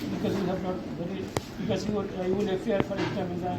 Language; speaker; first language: English; non-native, local second language; Bangla